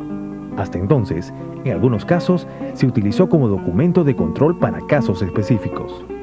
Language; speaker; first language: Spanish; native; Spanish